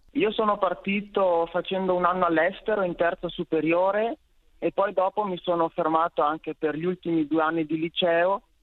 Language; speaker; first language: Italian; native; Italian